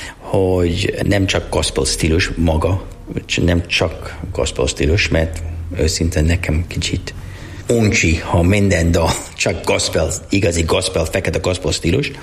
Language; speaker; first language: Hungarian; non-native, learner; English